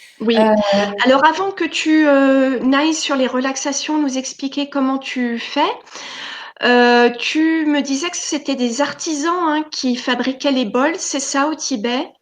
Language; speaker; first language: French; native; French